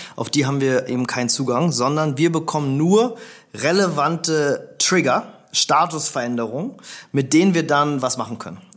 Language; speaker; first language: German; native; German